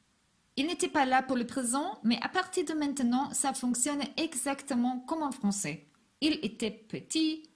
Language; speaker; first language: French; non-native, fluent; Hebrew